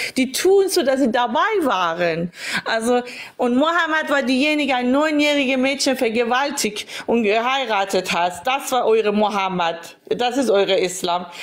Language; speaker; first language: German; non-native, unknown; Persian